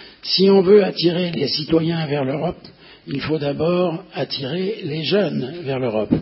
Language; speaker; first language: French; native; French